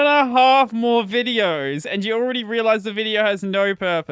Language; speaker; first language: English; native; English